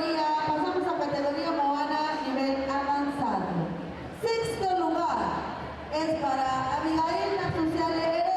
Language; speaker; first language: Spanish; native; Spanish